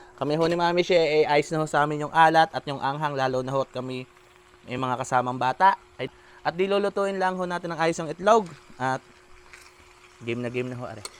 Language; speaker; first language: Filipino; native; Filipino